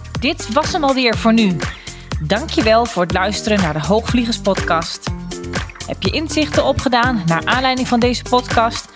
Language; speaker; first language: Dutch; native; Dutch